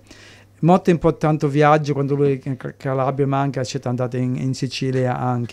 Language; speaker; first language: Italian; early bilingual, heritage; English